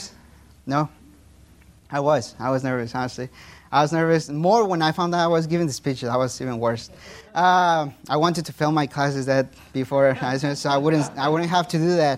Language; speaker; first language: English; non-native, fluent; Spanish